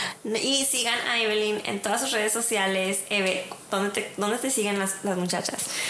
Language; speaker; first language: Spanish; early bilingual, heritage; Spanish